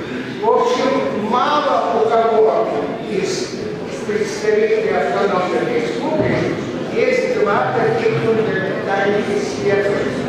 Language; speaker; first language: Russian; native; Russian